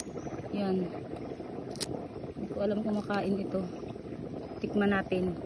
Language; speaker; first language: Filipino; non-native, local second language; Cebuano